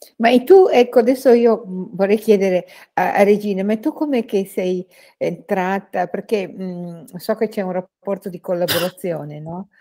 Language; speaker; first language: Italian; native; Italian